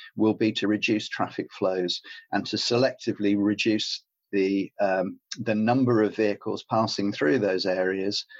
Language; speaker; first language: English; native; English